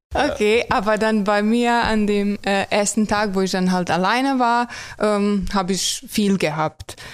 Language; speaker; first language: German; non-native, fluent; Croatian